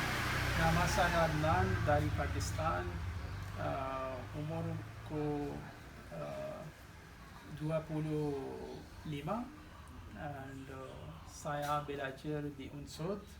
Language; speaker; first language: Indonesian; non-native, learner; Urdu